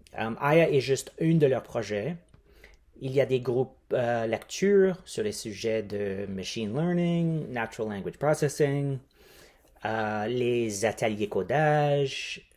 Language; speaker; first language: French; non-native, fluent; English